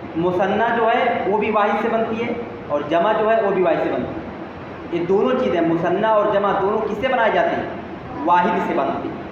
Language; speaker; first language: Urdu; native; Urdu